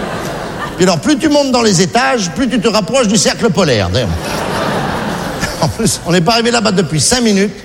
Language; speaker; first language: French; native; French